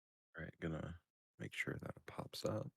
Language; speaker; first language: English; native; English